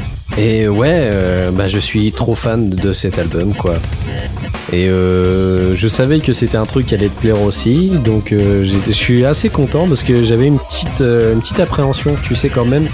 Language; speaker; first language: French; native; French